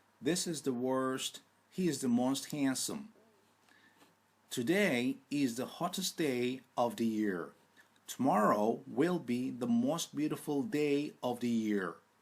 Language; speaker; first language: English; non-native, fluent; Turkish